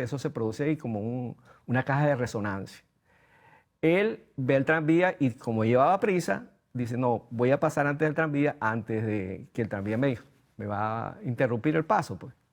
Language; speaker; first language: Spanish; native; Spanish